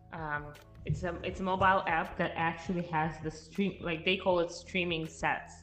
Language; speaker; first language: English; non-native, fluent; Russian